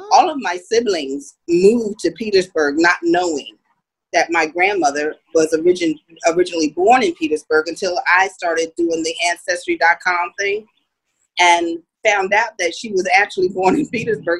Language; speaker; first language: English; native; English